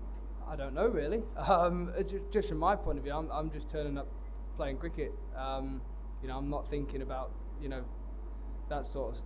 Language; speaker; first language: English; native; English